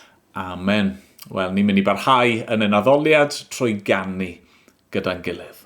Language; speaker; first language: Welsh; native; Welsh